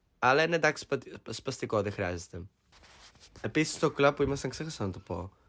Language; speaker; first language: Greek; early bilingual, heritage; Greek